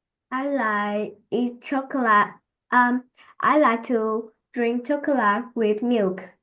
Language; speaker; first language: English; non-native, learner; Vietnamese